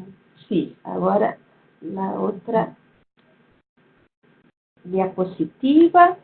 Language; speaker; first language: Spanish; non-native, fluent; Portuguese